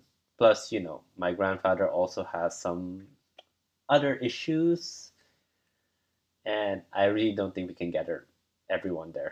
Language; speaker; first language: English; non-native, local second language; Cebuano